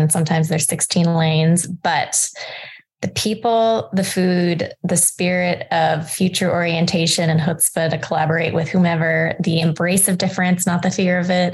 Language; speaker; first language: English; native; English